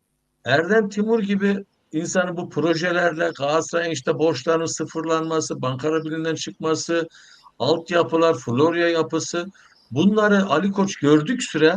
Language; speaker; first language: Turkish; native; Turkish